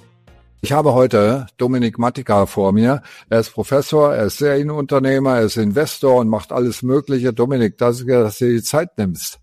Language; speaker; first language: German; native; German